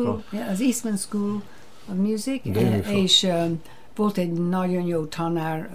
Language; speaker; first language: Hungarian; non-native, fluent; English